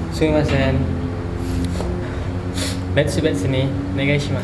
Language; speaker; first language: Japanese; non-native, learner; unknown